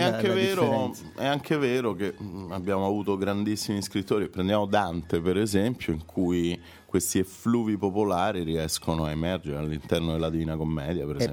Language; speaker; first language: Italian; native; Italian